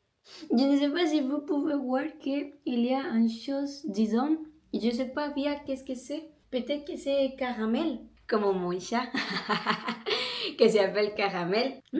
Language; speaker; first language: French; non-native, learner; Spanish